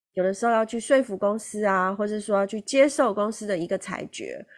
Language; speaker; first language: Chinese; native; Chinese